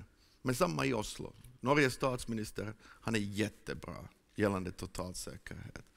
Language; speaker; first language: Swedish; non-native, fluent; Finnish